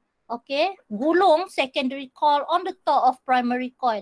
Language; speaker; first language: English; non-native, local second language; Malay